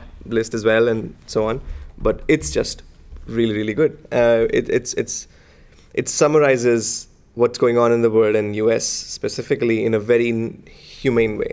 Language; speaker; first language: English; non-native, local second language; Hindi